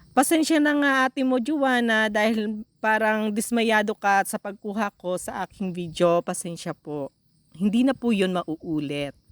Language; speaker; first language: Filipino; native; Filipino